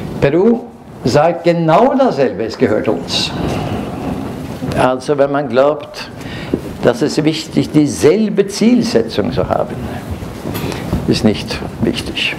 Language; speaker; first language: German; non-native, fluent; Norwegian